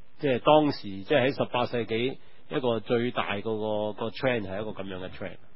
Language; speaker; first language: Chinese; non-native, local second language; Cantonese